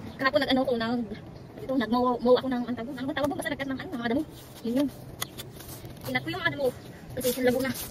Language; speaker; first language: Filipino; native; Filipino